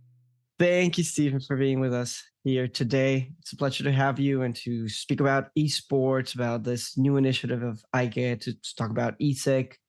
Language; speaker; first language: English; non-native, fluent; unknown